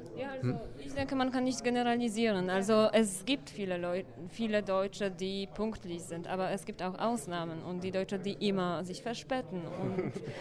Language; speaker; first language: German; non-native, fluent; Polish